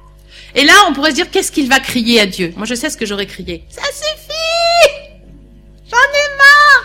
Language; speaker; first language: French; native; French